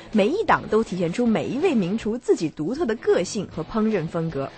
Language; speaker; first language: Chinese; native; Chinese